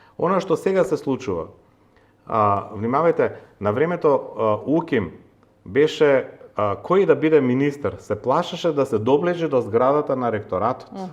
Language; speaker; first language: Macedonian; native; Macedonian